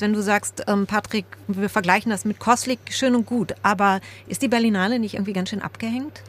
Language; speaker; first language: German; native; German